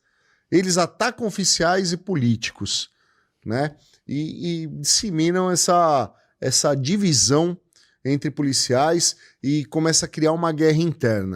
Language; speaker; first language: Portuguese; native; Portuguese